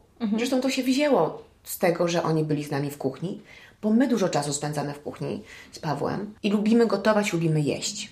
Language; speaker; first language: Polish; early bilingual, heritage; Polish